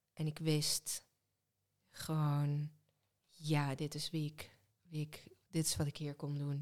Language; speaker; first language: Dutch; early bilingual, other home language; Hebrew